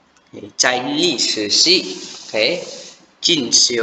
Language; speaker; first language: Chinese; non-native, fluent; Khmer